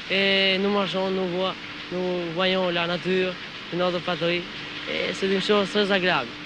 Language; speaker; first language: French; non-native, learner; Albanian